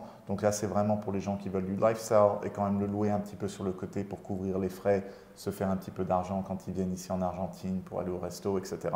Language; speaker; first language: French; native; French